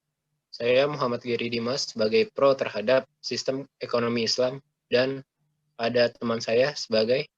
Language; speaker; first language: Indonesian; native; Indonesian